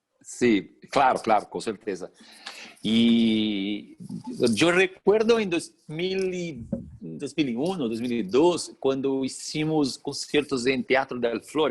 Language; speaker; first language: Spanish; non-native, fluent; Portuguese